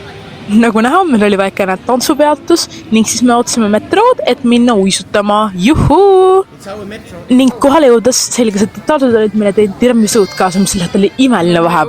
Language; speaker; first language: Estonian; native; Estonian